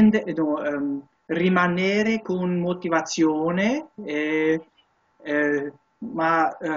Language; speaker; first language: Italian; non-native, learner; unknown